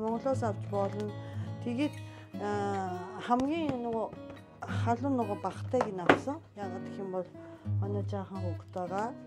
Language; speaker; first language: Mongolian; non-native, fluent; Japanese